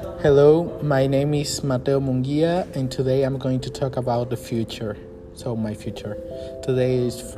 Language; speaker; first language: English; non-native, learner; Spanish